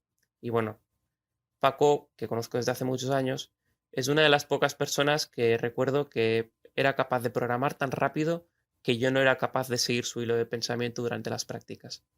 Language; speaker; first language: Spanish; native; Spanish